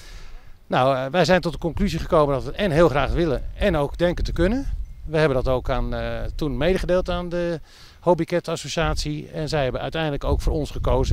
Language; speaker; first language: Dutch; native; Dutch